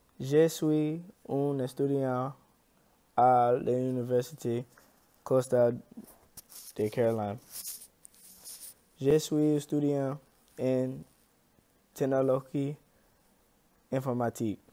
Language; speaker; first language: French; non-native, learner; English